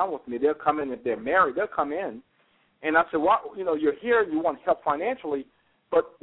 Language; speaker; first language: English; native; English